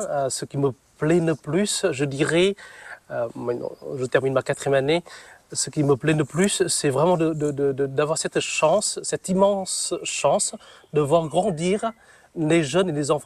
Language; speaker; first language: French; non-native, fluent; Vietnamese